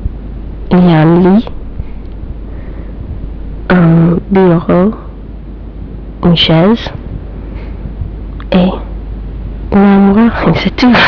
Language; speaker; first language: French; non-native, learner; English